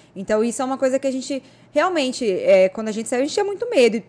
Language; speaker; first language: Portuguese; native; Portuguese